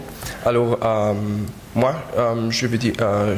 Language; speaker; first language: French; non-native, learner; German